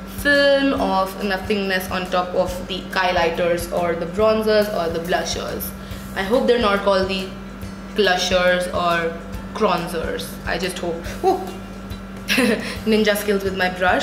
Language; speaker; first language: English; non-native, local second language; Hindi